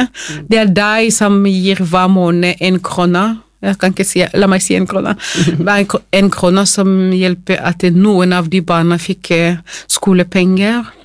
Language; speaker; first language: Norwegian; non-native, fluent; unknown